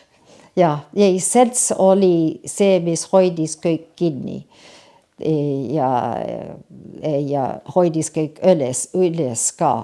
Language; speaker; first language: Estonian; early bilingual, heritage; Estonian